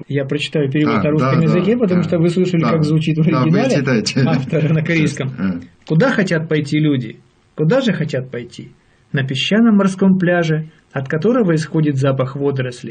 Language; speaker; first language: Russian; native; Russian